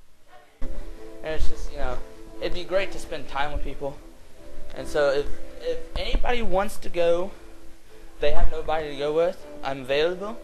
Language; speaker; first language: English; native; English